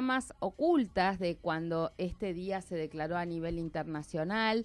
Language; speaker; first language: Spanish; native; Spanish